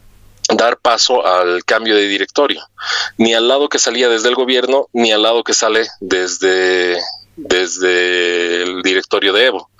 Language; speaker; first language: Spanish; native; Spanish